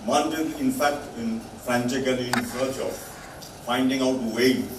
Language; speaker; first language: English; non-native, local second language; Bangla